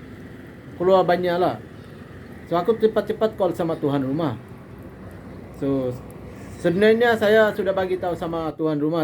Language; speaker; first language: Indonesian; non-native, fluent; Bangla